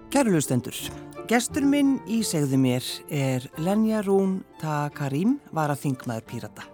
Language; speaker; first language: Icelandic; native; Icelandic